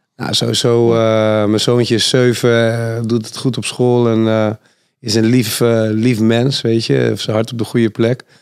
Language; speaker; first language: Dutch; native; Dutch